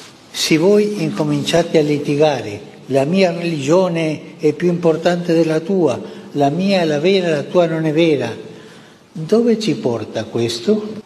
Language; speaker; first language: Italian; non-native, fluent; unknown